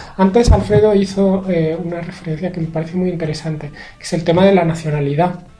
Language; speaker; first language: Spanish; early bilingual, other home language; Arabic